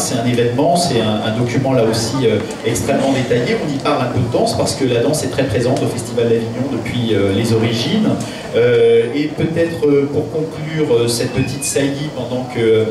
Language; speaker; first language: French; native; French